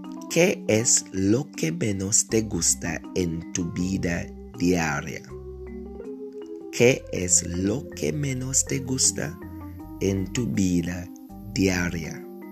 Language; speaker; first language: Spanish; non-native, fluent; English